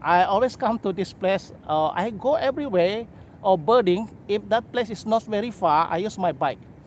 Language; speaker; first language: English; non-native, local second language; Malay